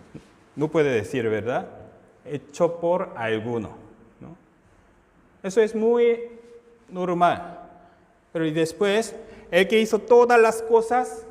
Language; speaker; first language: Spanish; non-native, fluent; Korean